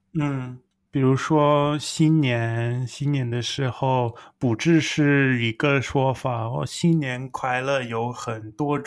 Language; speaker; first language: Chinese; non-native, fluent; English